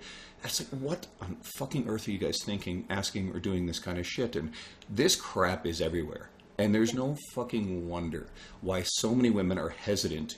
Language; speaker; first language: English; native; English